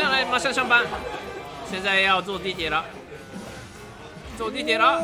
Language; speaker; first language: Chinese; non-native, fluent; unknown